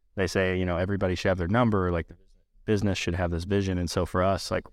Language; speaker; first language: English; native; English